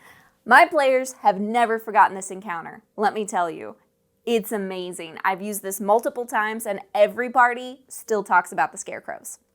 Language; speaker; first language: English; native; English